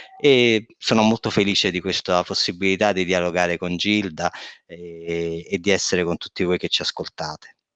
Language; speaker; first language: Italian; native; Italian